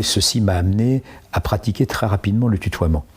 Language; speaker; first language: French; native; French